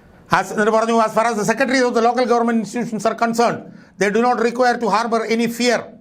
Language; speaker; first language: English; non-native, local second language; Malayalam